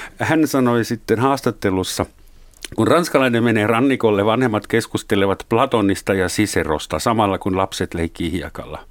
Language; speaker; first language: Finnish; non-native, fluent; German